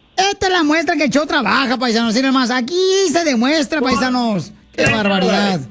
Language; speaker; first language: Spanish; native; Spanish